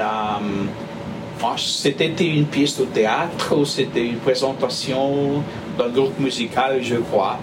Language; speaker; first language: French; non-native, fluent; Spanish